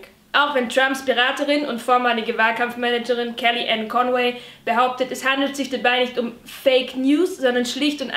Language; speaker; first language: German; native; German